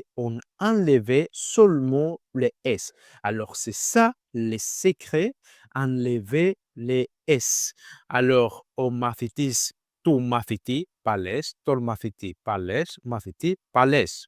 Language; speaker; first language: French; non-native, learner; Greek